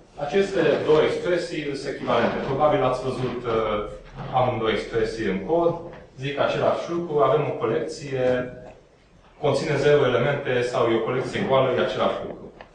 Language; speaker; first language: Romanian; non-native, local second language; Hungarian